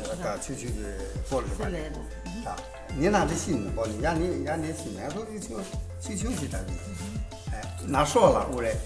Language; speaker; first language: Russian; non-native, learner; Chinese